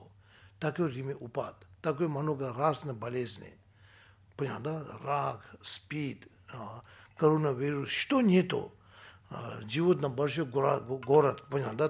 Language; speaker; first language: Russian; non-native, learner; Tibetan